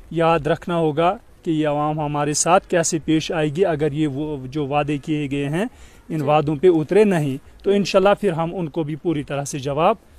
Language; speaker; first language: Hindi; non-native, local second language; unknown